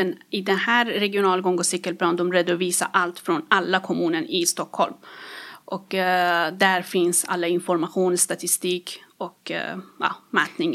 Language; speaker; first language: Swedish; non-native, fluent; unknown